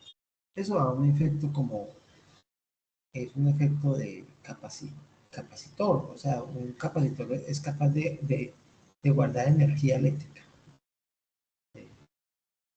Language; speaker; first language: Spanish; native; Spanish